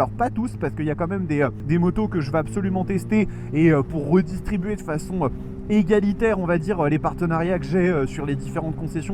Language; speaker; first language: French; native; French